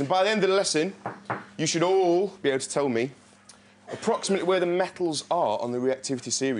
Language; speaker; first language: English; native; English